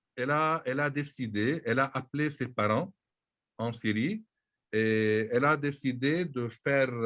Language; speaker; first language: French; non-native, local second language; Arabic